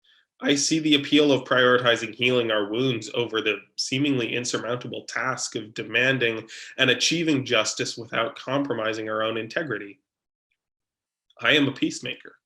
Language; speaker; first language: English; native; English